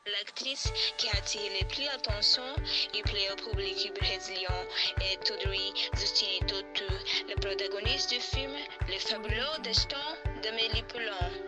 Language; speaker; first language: French; non-native, learner; Portuguese